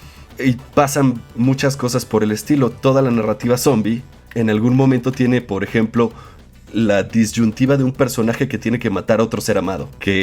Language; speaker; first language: Spanish; native; Spanish